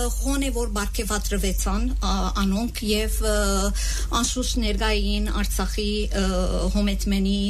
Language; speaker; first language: Armenian; native; Armenian